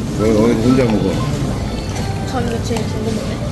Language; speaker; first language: Korean; non-native, learner; Thai